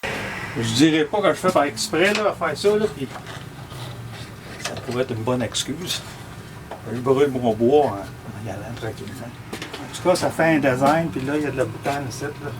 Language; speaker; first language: French; native; French